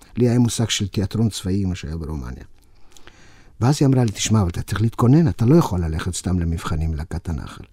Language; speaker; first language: Hebrew; non-native, fluent; Yiddish